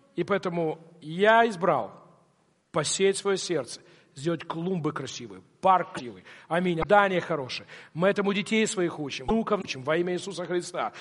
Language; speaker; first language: Russian; non-native, local second language; Ukrainian